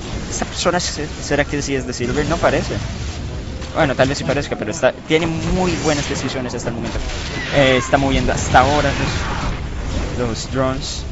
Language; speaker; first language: Spanish; native; Spanish